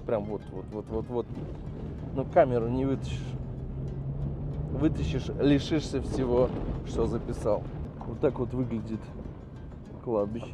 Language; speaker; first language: Russian; native; Russian